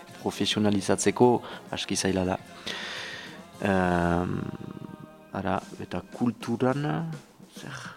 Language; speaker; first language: Basque; non-native, learner; French